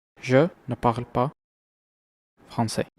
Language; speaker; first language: French; non-native, learner; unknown